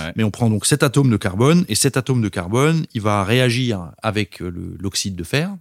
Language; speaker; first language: French; native; French